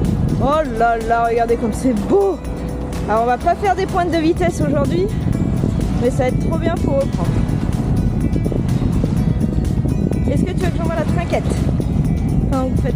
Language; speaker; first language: French; native; French